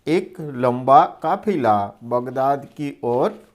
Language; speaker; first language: Hindi; non-native, local second language; Gujarati